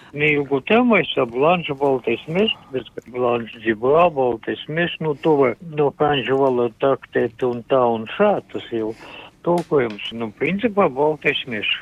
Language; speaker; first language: Latvian; non-native, local second language; Russian